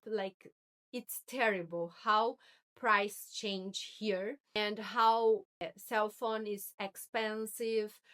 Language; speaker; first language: English; non-native, learner; Portuguese